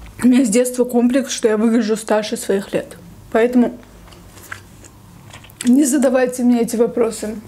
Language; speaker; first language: Russian; native; Russian